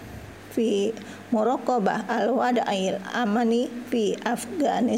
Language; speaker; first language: Arabic; non-native, learner; Indonesian